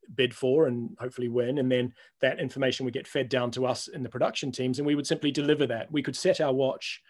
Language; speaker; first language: English; native; English